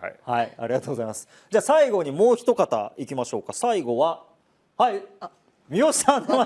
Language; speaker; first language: Japanese; native; Japanese